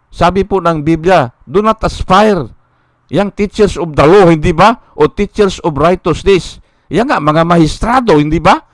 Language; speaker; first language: Filipino; non-native, local second language; Iloko